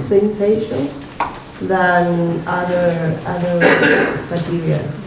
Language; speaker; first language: English; non-native, learner; Spanish